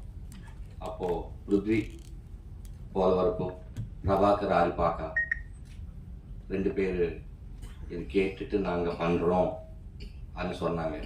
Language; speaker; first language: Tamil; non-native, learner; Telugu